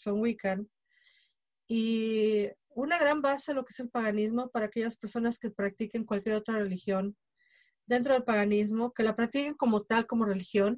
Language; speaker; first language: Spanish; native; Spanish